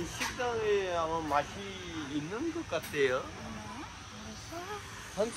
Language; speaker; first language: Korean; non-native, learner; Urdu